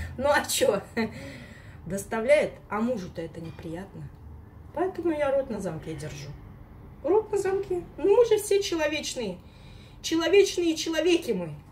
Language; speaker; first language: Russian; native; Russian